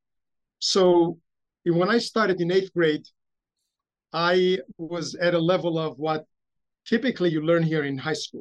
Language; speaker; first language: English; early bilingual, other home language; Romanian